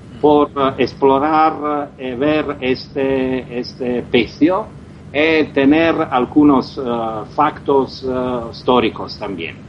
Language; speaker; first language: Spanish; non-native, learner; Croatian